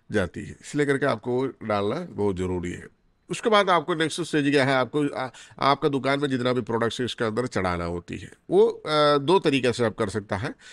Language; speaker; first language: Hindi; non-native, local second language; Malayalam